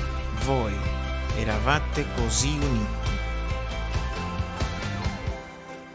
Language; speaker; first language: Italian; non-native, fluent; Spanish